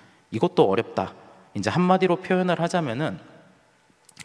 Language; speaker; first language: Korean; native; Korean